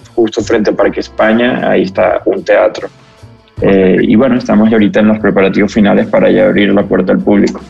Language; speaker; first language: Spanish; native; Spanish